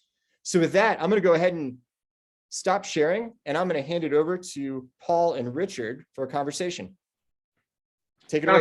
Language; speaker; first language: English; native; English